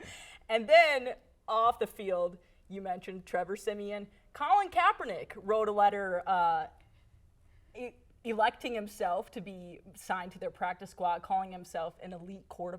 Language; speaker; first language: English; native; English